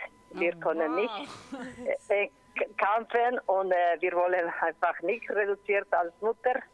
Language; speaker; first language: German; non-native, learner; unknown